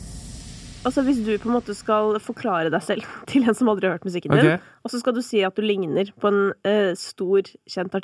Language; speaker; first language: Norwegian; native; Norwegian